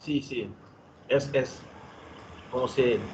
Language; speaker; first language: Spanish; non-native, learner; Portuguese